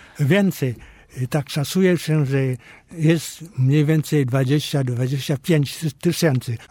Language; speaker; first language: Polish; non-native, fluent; Vietnamese